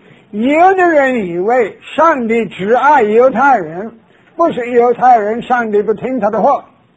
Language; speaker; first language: Chinese; non-native, fluent; English